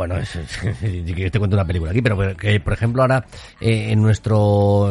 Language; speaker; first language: Spanish; native; Spanish